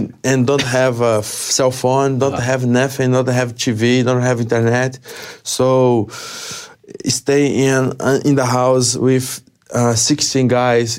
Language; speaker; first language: English; non-native, learner; Portuguese